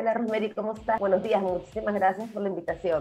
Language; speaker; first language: Spanish; native; Spanish